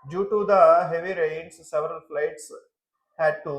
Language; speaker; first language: English; non-native, local second language; Telugu